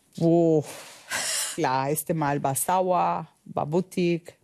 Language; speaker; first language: German; non-native, learner; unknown